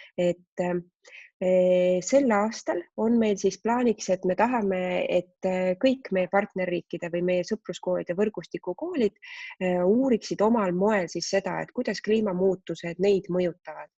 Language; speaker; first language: Estonian; native; Estonian